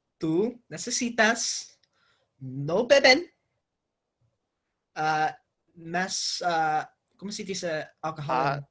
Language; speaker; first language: Spanish; non-native, learner; English